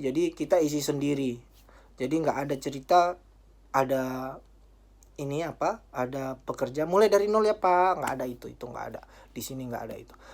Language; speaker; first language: Indonesian; native; Indonesian